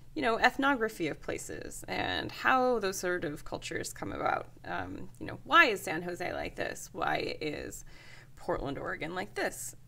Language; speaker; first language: English; native; English